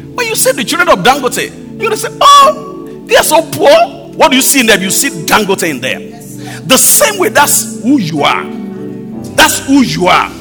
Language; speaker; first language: English; non-native, local second language; Yoruba